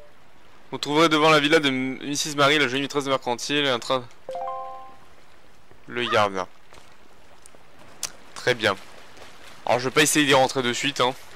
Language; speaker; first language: French; native; French